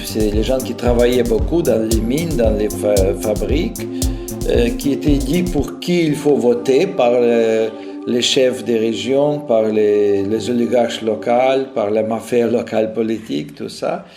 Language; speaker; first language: French; non-native, fluent; Russian